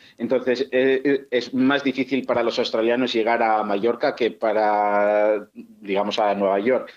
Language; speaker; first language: Spanish; native; Spanish